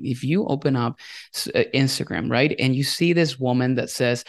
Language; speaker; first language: English; non-native, fluent; Spanish